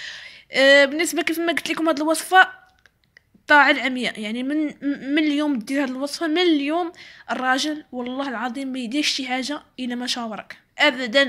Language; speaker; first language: Arabic; native; Arabic